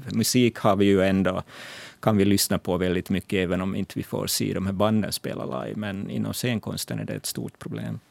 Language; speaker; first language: Swedish; native; Swedish